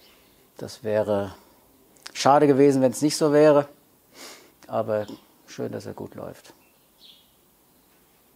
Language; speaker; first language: German; native; German